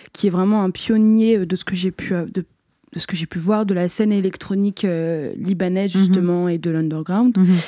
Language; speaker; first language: French; native; French